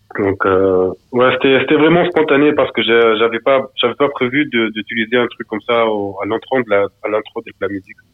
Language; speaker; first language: French; non-native, local second language; Arabic